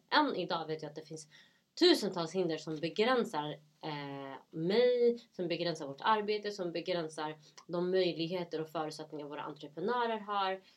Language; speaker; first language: Swedish; early bilingual, other home language; Somali